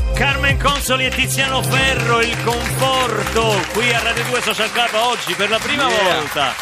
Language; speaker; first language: Italian; native; Italian